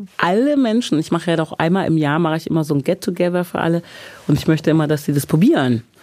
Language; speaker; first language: German; early bilingual, other home language; English